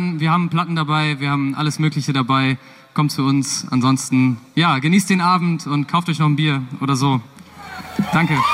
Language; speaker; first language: German; native; German